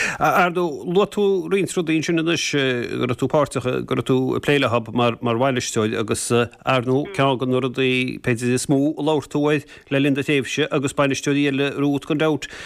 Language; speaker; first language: Irish; native; Irish